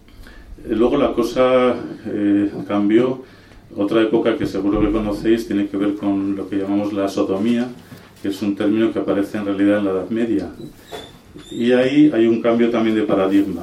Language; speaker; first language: Spanish; native; Spanish